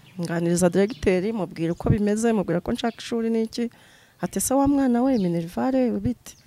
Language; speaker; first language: Kinyarwanda; native; Kinyarwanda